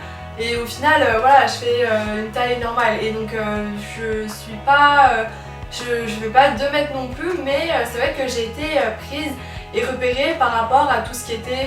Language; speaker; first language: French; native; French